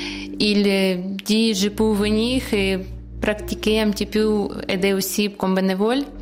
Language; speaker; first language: French; non-native, learner; Ukrainian